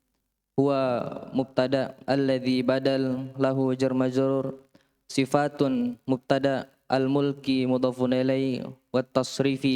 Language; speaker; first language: Arabic; non-native, learner; Indonesian